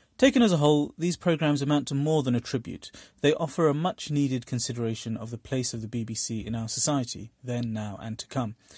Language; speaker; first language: English; early bilingual, other home language; Bangla